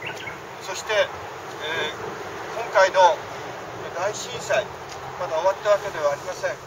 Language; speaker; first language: Japanese; native; Japanese